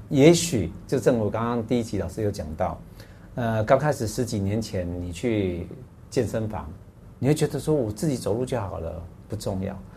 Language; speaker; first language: Chinese; native; Chinese